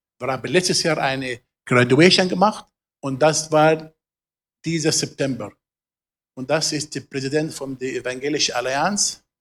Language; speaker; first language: German; non-native, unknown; Arabic